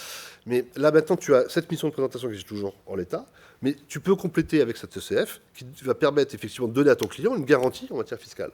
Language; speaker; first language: French; native; French